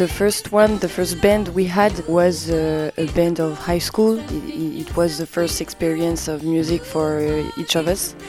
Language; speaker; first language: English; non-native, learner; French